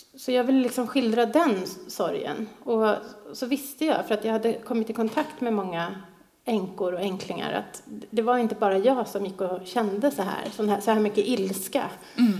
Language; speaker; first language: Swedish; native; Swedish